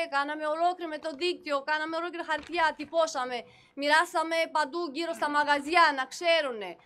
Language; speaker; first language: Greek; non-native, fluent; Romanian